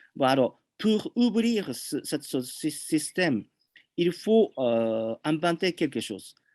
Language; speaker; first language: French; non-native, fluent; Japanese